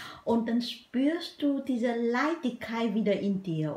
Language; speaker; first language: German; non-native, fluent; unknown